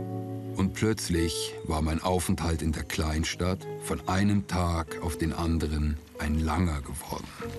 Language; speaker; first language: German; native; German